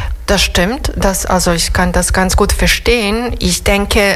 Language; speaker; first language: German; non-native, fluent; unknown